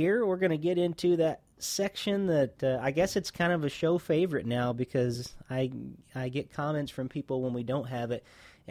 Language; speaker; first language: English; native; English